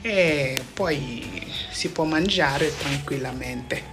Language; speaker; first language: Italian; non-native, fluent; Wolof